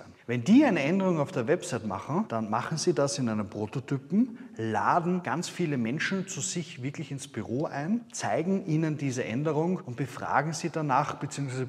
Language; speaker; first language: German; native; German